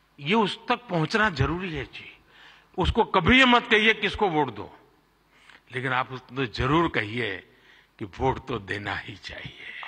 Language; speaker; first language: Hindi; non-native, local second language; Gujarati